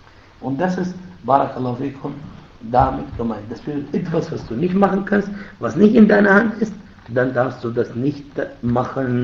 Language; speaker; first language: German; non-native, fluent; Arabic